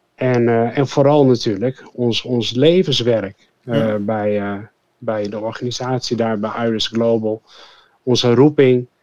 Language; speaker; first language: Dutch; native; Dutch